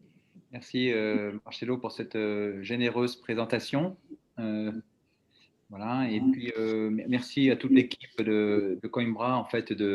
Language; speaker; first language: French; native; French